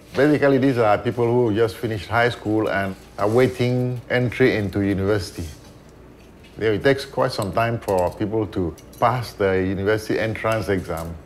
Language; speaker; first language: English; non-native, local second language; Ewe